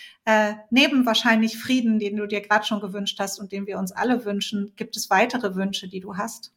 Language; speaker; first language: German; native; German